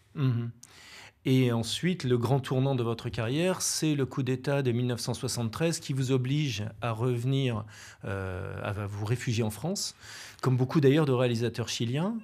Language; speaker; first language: French; native; French